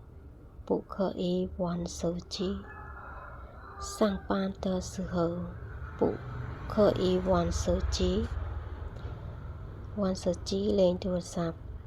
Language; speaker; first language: Chinese; non-native, fluent; Khmer